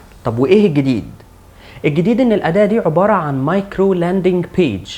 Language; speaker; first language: Arabic; native; Arabic